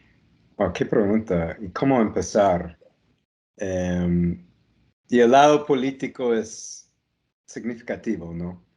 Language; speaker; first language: Spanish; non-native, fluent; English